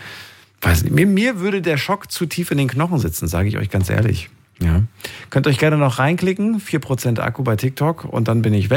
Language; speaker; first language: German; native; German